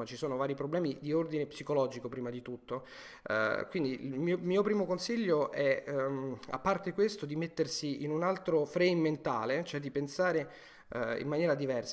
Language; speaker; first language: Italian; native; Italian